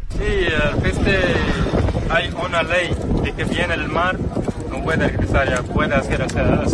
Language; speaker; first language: Spanish; non-native, learner; Arabic